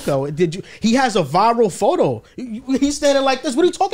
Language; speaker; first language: English; native; English